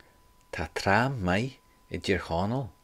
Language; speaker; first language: Irish; non-native, local second language; English